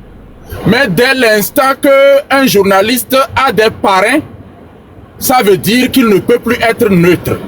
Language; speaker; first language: French; non-native, local second language; Ewe